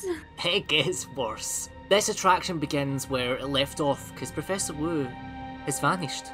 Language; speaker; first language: English; native; English